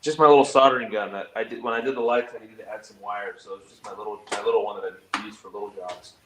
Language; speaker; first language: English; native; English